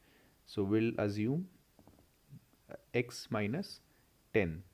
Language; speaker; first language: English; non-native, local second language; Hindi